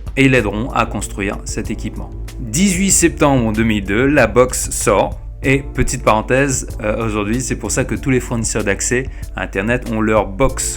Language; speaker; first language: French; native; French